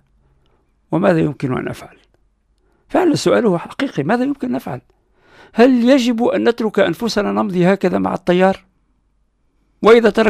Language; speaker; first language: Arabic; non-native, local second language; Berber languages